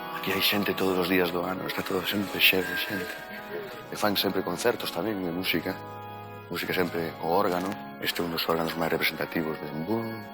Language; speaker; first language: Galician; native; Galician